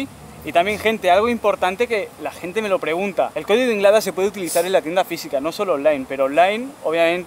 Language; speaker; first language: Spanish; native; Spanish